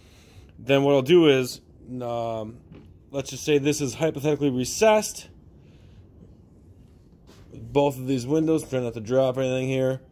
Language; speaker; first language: English; native; English